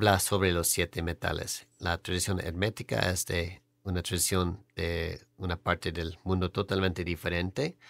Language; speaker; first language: Spanish; non-native, fluent; English